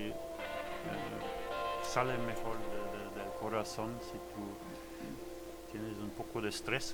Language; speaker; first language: Spanish; non-native, learner; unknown